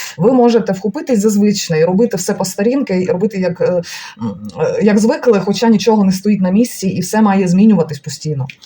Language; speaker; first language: Ukrainian; non-native, local second language; Russian